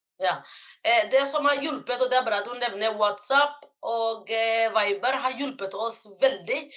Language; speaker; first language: Norwegian; non-native, fluent; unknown